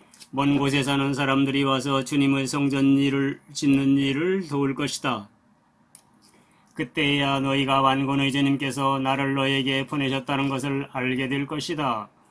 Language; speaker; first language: Korean; native; Korean